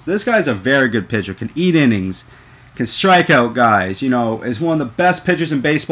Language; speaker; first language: English; native; English